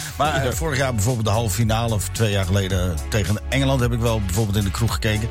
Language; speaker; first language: Dutch; native; Dutch